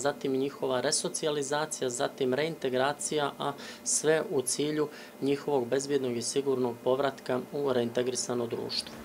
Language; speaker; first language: Serbian; native; Serbian